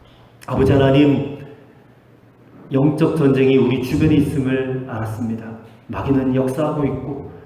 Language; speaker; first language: Korean; native; Korean